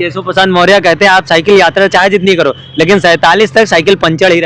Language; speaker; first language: Hindi; native; Hindi